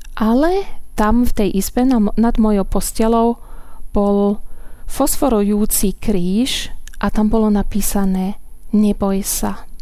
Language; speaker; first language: Slovak; non-native, fluent; German